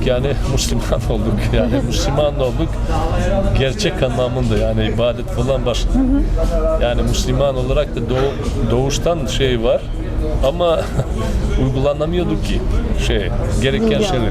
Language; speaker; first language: Turkish; non-native, fluent; Serbian